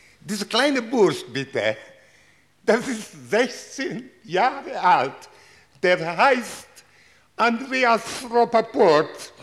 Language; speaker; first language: German; non-native, learner; Hungarian